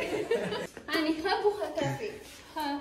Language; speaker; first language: Chinese; non-native, learner; Amharic